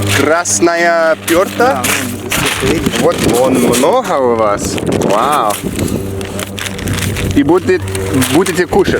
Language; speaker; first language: Russian; non-native, learner; English